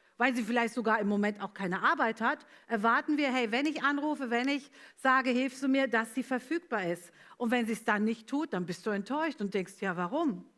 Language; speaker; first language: German; early bilingual, other home language; Italian